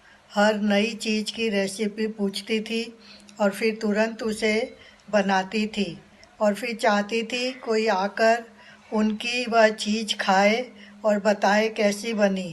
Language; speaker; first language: Hindi; native; Hindi